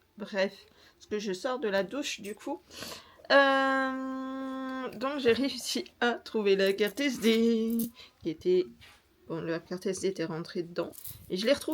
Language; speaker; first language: French; native; French